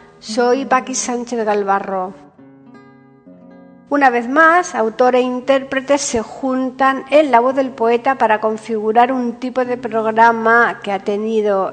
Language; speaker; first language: Spanish; native; Spanish